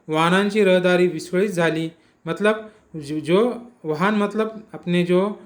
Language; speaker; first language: Hindi; non-native, local second language; Marathi